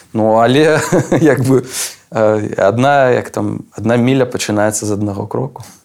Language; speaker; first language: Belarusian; non-native, local second language; Russian